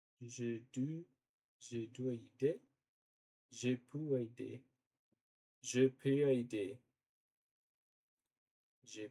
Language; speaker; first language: French; non-native, learner; Portuguese